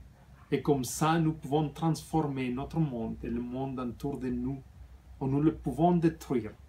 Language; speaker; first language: French; non-native, fluent; Spanish